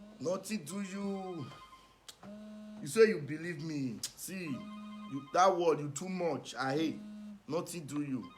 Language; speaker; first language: Nigerian Pidgin; non-native, local second language; Esan